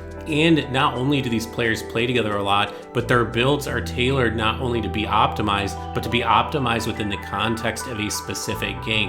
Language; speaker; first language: English; native; English